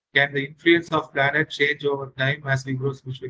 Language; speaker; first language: English; non-native, local second language; Tamil